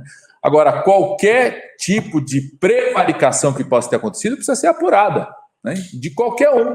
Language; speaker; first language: Portuguese; native; Portuguese